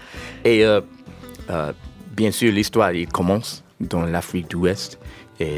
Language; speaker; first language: French; non-native, learner; English